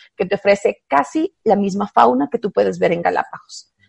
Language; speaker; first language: Spanish; native; Spanish